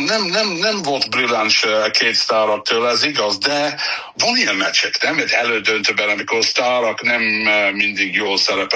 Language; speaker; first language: Hungarian; non-native, fluent; English